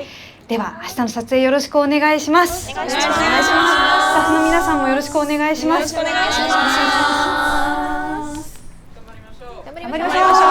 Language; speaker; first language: Japanese; native; Japanese